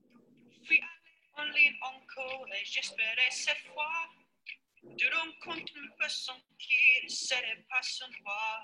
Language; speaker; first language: French; non-native, learner; English